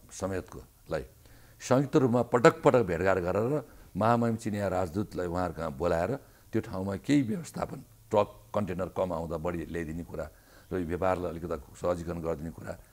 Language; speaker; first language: Nepali; native; Nepali